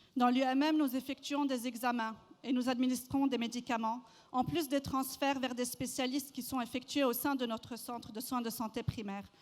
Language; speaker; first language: French; non-native, local second language; Arabic